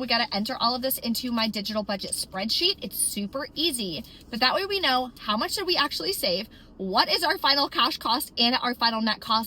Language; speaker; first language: English; native; English